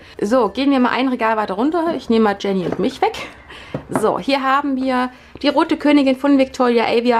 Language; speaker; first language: German; native; German